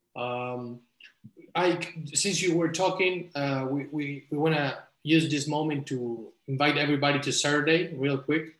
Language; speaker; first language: English; non-native, fluent; Spanish